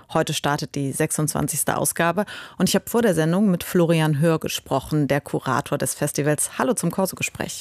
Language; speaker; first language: German; native; German